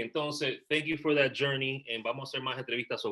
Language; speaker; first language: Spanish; early bilingual, heritage; Spanish